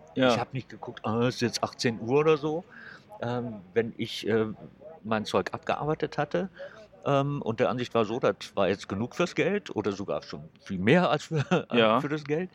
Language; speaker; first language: German; native; German